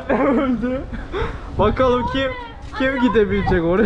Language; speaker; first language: Turkish; native; Turkish